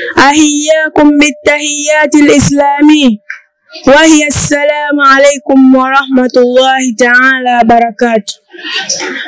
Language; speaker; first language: Arabic; non-native, learner; Swahili